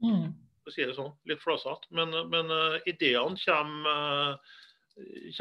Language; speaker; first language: Norwegian; native; Norwegian